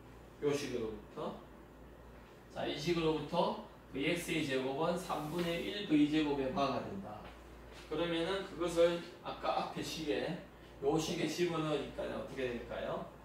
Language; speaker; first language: Korean; native; Korean